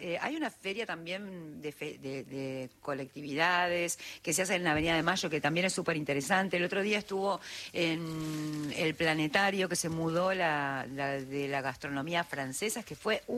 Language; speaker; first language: Spanish; native; Spanish